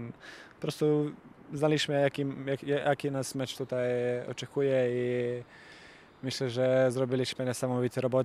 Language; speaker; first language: Polish; non-native, fluent; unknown